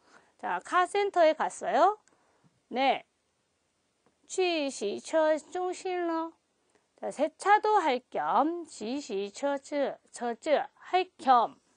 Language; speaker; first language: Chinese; non-native, fluent; Korean